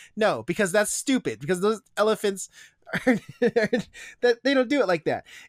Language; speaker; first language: English; native; English